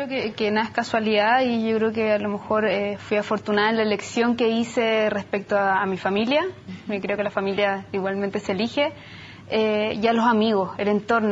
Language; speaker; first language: Spanish; native; Spanish